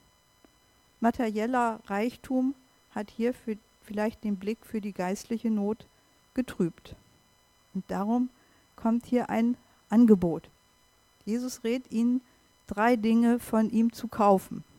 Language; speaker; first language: German; native; German